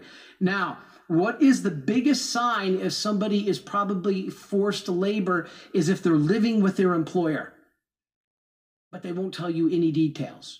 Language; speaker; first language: English; native; English